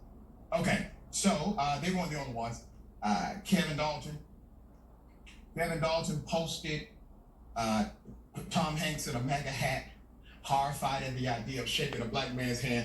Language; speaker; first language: English; native; English